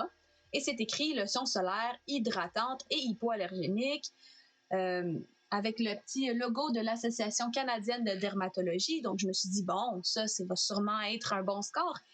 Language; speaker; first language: French; native; French